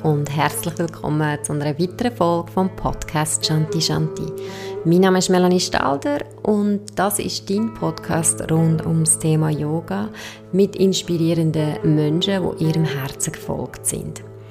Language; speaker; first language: German; native; German